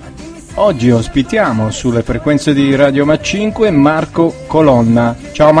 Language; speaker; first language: Italian; native; Italian